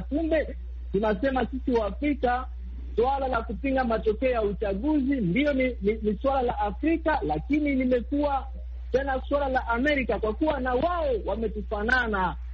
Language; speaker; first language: Swahili; native; Swahili